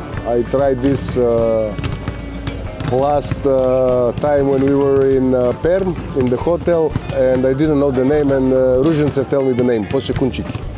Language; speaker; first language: English; non-native, fluent; Macedonian